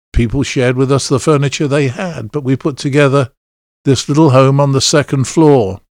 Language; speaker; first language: English; native; English